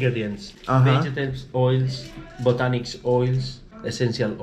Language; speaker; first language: English; non-native, learner; Spanish